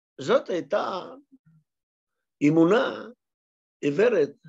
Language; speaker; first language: Hebrew; non-native, fluent; Russian